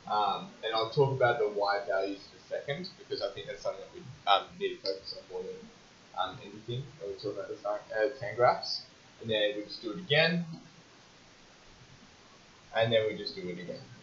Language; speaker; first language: English; native; English